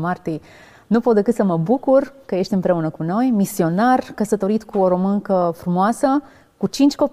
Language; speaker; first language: Romanian; native; Romanian